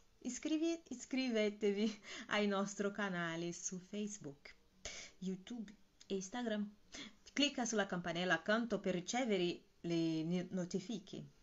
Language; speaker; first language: Italian; non-native, fluent; Portuguese